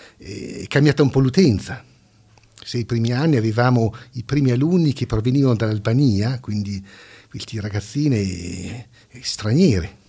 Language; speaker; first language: Italian; native; Italian